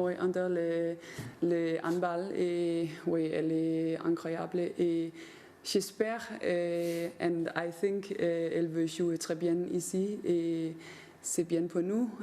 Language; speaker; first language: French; non-native, learner; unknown